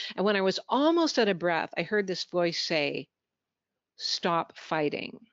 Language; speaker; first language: English; native; English